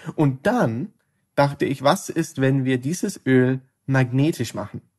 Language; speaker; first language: German; non-native, fluent; English